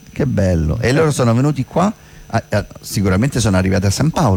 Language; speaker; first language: Italian; native; Italian